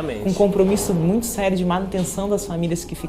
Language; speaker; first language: Portuguese; native; Portuguese